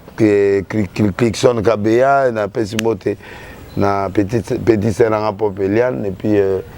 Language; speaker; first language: Lingala; non-native, local second language; Kongo